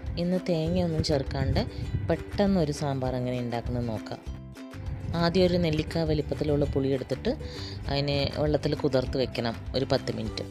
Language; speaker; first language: Malayalam; native; Malayalam